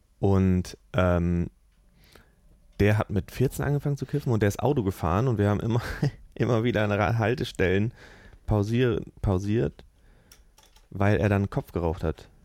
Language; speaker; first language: German; native; German